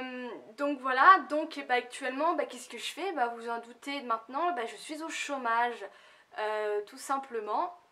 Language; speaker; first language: French; native; French